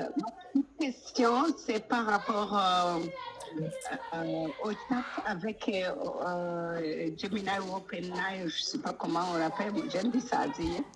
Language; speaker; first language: French; non-native, local second language; Rundi